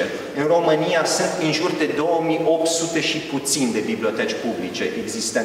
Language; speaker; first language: Romanian; early bilingual, heritage; Romanian